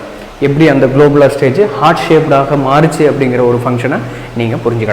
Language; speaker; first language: Tamil; native; Tamil